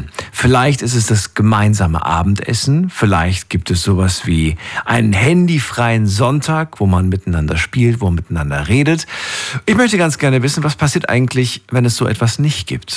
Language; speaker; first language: German; native; German